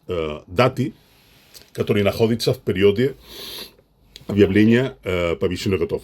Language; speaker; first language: Russian; non-native, fluent; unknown